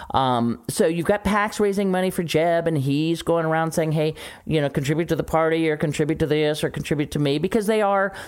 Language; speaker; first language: English; native; English